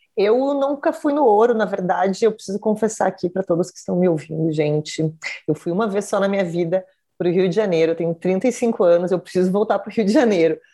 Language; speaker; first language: Portuguese; native; Portuguese